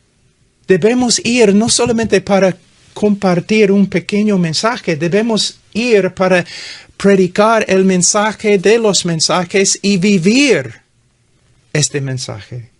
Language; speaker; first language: Spanish; non-native, fluent; English